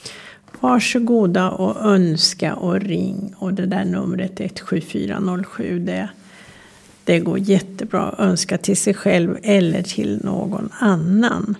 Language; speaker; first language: Swedish; native; Swedish